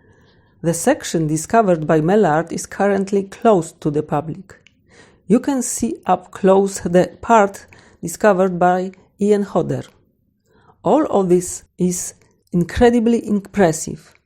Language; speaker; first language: English; non-native, fluent; Polish